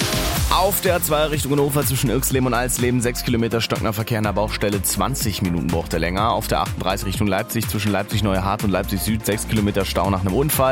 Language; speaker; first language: German; native; German